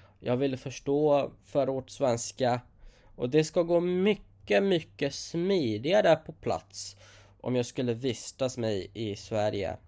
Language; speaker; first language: Swedish; non-native, fluent; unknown